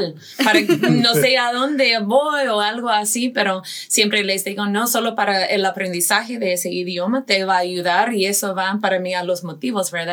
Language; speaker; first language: Spanish; non-native, fluent; English